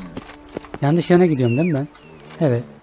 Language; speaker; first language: Turkish; native; Turkish